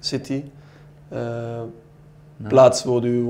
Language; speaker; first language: German; non-native, learner; Dutch